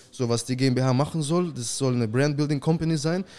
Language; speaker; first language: German; early bilingual, other home language; Russian